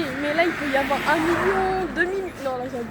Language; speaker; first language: French; native; French